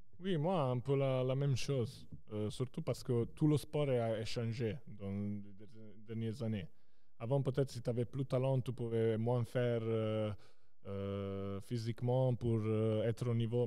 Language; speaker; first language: French; non-native, local second language; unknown